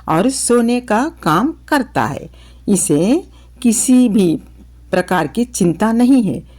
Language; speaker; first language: Hindi; non-native, local second language; Telugu